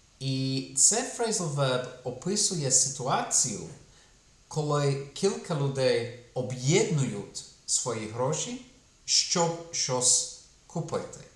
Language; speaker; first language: Ukrainian; non-native, fluent; English